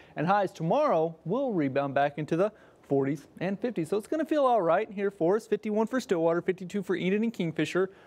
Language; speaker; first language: English; native; English